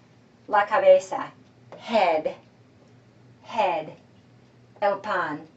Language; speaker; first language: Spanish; non-native, fluent; English